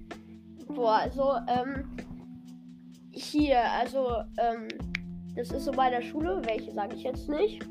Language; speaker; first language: German; native; German